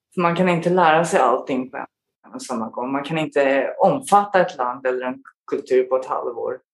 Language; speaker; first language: Swedish; native; Swedish